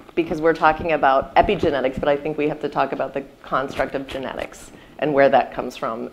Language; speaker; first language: English; native; English